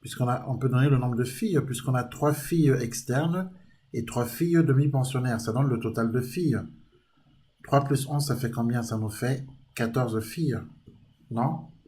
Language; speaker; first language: French; native; French